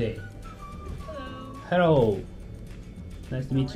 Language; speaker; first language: English; non-native, learner; Japanese